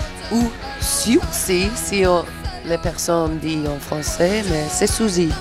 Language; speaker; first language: French; non-native, fluent; English